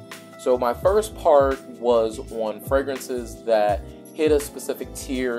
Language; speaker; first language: English; native; English